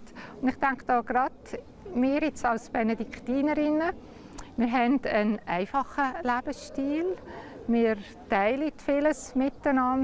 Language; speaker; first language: German; native; German